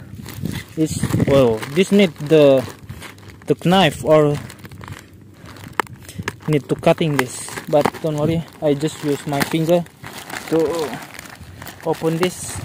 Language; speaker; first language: English; non-native, learner; Malay